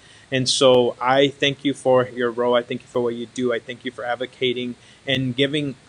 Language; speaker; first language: English; native; English